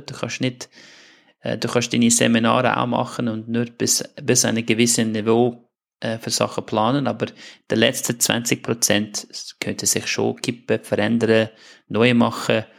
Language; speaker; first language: German; non-native, fluent; English